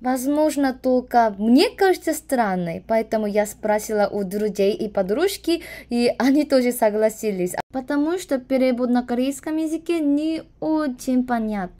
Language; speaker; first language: Russian; non-native, learner; Korean